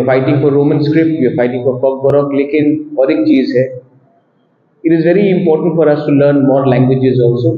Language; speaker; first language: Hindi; non-native, local second language; Kok Borok